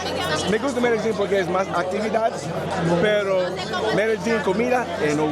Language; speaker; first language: Spanish; non-native, learner; English